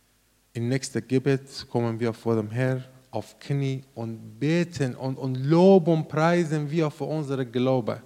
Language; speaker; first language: German; non-native, learner; Persian